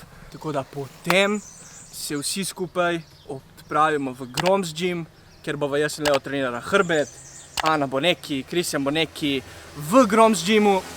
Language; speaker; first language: Slovenian; native; Slovenian